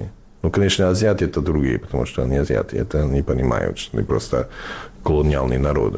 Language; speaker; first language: Russian; non-native, fluent; English